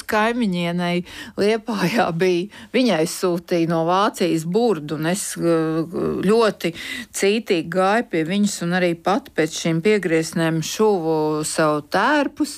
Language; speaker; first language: Latvian; native; Latvian